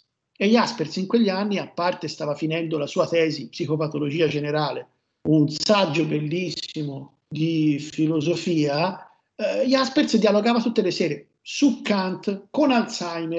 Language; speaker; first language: Italian; native; Italian